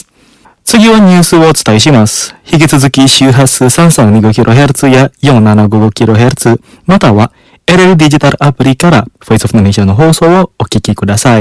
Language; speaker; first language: Japanese; non-native, fluent; Indonesian